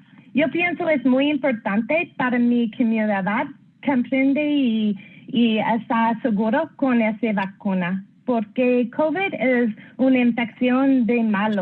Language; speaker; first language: Spanish; non-native, learner; English